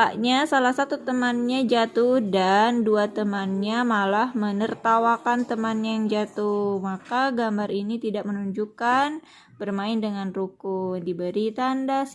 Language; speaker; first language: Indonesian; native; Indonesian